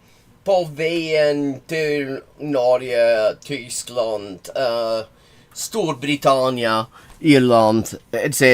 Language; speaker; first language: Swedish; non-native, learner; English